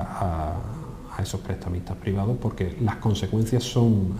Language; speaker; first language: Spanish; native; Spanish